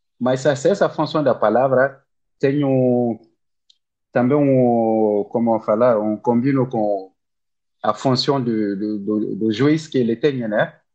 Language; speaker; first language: Portuguese; non-native, learner; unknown